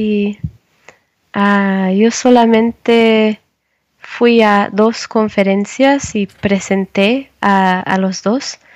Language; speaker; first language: Spanish; non-native, learner; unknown